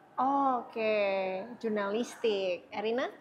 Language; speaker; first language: Indonesian; native; Indonesian